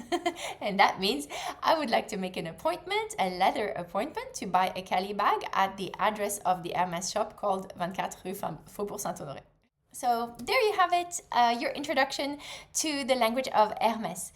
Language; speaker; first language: English; non-native, fluent; French